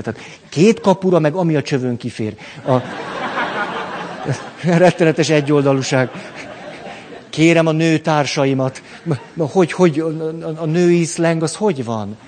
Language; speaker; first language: Hungarian; native; Hungarian